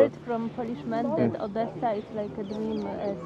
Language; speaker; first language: English; non-native, fluent; Polish